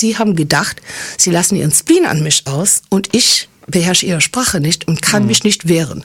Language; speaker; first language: German; early bilingual, other home language; English